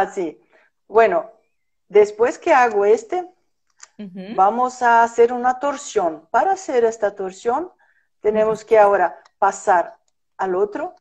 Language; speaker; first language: Spanish; non-native, fluent; Portuguese